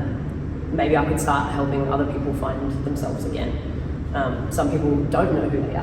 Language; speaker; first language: English; native; English